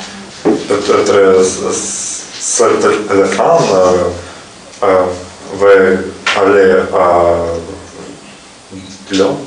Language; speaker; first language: French; non-native, learner; Russian